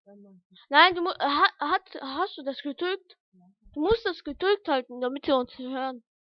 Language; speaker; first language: German; early bilingual, other home language; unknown